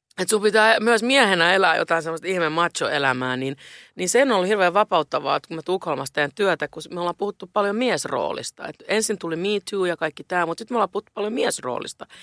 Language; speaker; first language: Finnish; non-native, local second language; Swedish